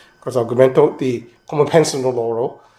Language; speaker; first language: Italian; non-native, fluent; Cantonese